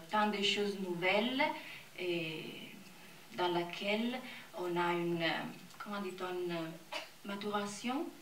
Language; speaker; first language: French; non-native, fluent; Italian